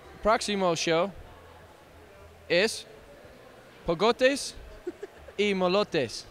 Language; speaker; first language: Spanish; non-native, learner; English